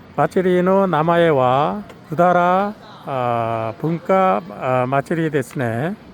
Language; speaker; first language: Japanese; non-native, learner; Korean